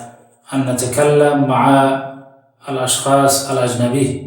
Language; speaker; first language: Arabic; non-native, learner; Bangla